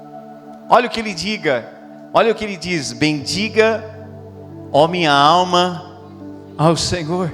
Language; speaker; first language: Portuguese; native; Portuguese